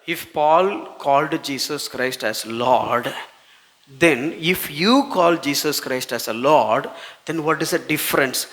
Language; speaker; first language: English; non-native, local second language; Tamil